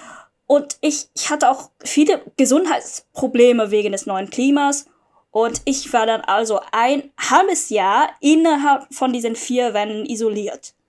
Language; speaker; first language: German; non-native, fluent; Vietnamese